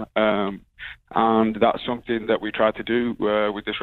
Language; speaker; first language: English; native; English